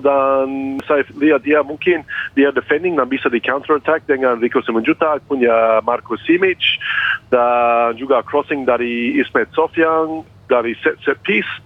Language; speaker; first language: Indonesian; non-native, fluent; English